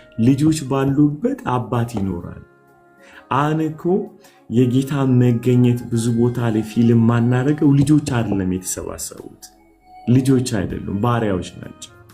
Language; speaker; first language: Amharic; non-native, fluent; Somali